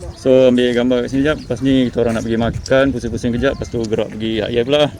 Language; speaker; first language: Malay; native; Malay